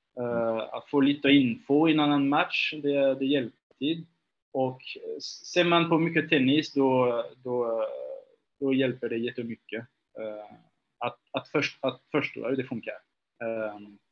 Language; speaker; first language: Swedish; non-native, fluent; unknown